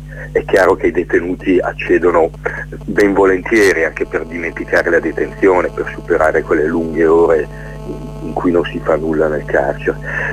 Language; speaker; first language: Italian; native; Italian